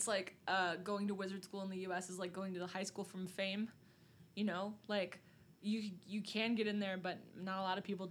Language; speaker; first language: English; native; English